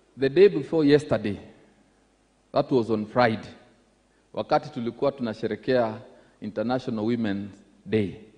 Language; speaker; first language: English; non-native, local second language; Embu